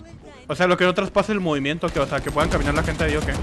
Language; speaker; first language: Spanish; native; Spanish